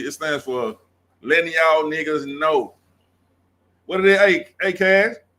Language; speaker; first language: English; native; English